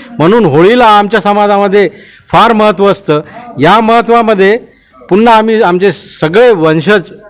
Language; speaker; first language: Marathi; non-native, local second language; Lambadi